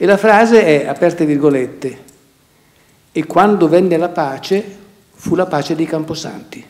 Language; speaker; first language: Italian; native; Italian